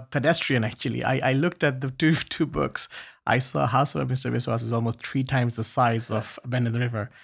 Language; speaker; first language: English; non-native, local second language; Bangla